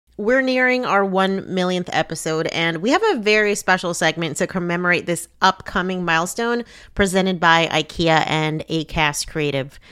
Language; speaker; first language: English; native; English